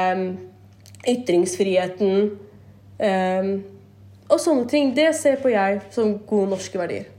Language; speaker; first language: Norwegian; early bilingual, other home language; Kurdish